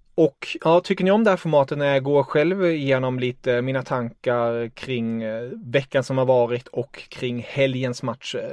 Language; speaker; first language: Swedish; non-native, fluent; German